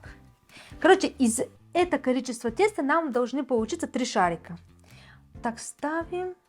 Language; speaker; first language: Russian; non-native, fluent; Bulgarian